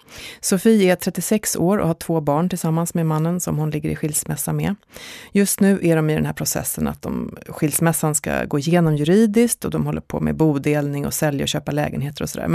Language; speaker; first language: Swedish; native; Swedish